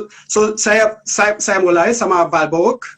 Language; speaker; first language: Indonesian; non-native, learner; German